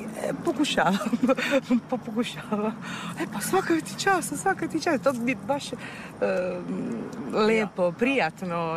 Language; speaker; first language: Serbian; non-native, fluent; Italian